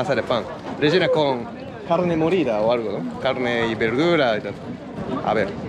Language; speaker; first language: Spanish; non-native, learner; Japanese